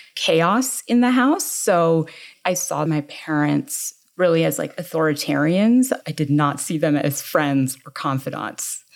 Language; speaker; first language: English; native; English